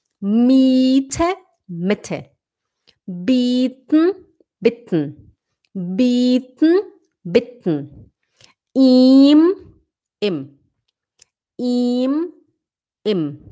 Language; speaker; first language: German; non-native, fluent; Portuguese